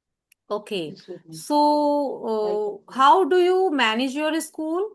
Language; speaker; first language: English; non-native, learner; Hindi